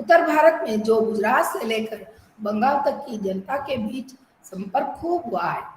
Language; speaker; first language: Hindi; non-native, local second language; Telugu